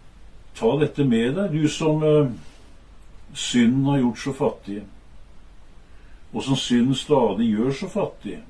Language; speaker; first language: Norwegian; native; Norwegian